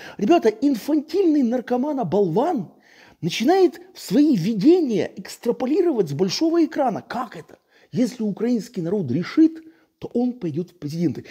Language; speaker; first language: Russian; native; Russian